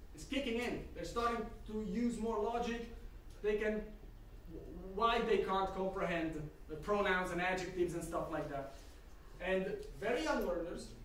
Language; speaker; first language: English; non-native, fluent; Slovak